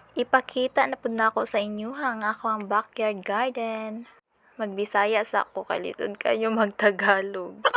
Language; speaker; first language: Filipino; non-native, local second language; Cebuano